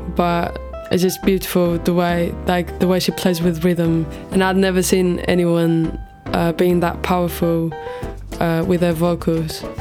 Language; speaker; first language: English; non-native, fluent; Portuguese